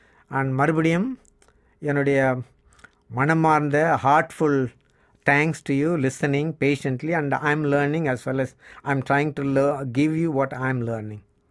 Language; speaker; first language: English; non-native, local second language; Tamil